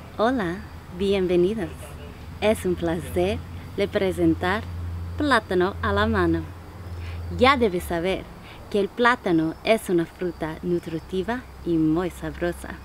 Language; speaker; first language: Spanish; non-native, learner; English